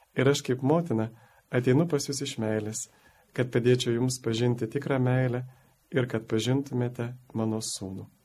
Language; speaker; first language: Lithuanian; native; Lithuanian